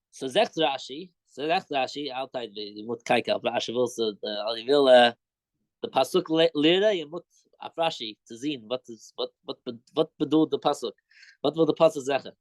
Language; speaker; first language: Dutch; non-native, fluent; English